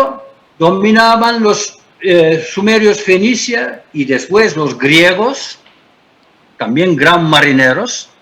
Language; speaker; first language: Spanish; non-native, fluent; Turkish